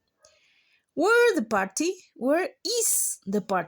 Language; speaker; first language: English; non-native, fluent; Spanish